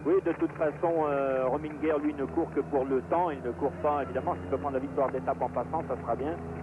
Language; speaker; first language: French; native; French